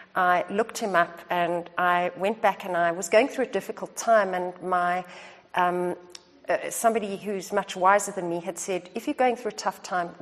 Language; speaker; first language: English; native; English